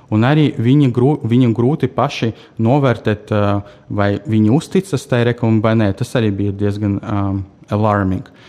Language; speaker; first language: Latvian; non-native, local second language; Russian